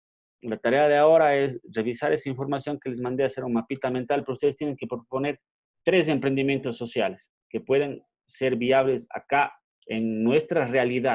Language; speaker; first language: Spanish; native; Spanish